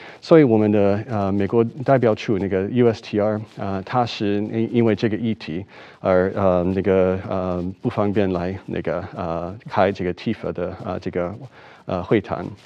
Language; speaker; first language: Chinese; non-native, fluent; English